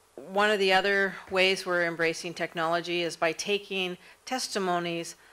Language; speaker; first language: English; native; English